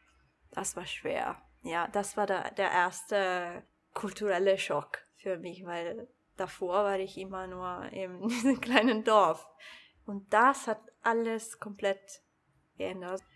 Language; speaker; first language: German; non-native, local second language; Italian